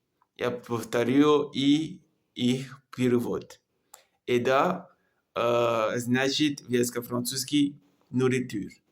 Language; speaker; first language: Russian; non-native, learner; Comorian